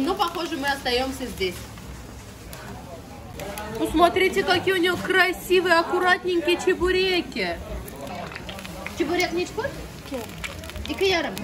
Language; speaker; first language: Russian; native; Russian